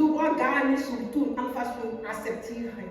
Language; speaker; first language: German; non-native, learner; French